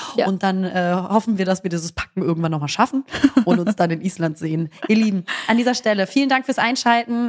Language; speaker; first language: German; native; German